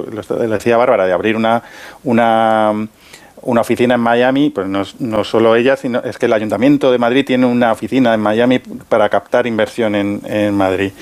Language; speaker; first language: Spanish; native; Spanish